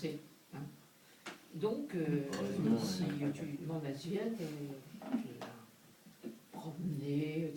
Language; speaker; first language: French; native; French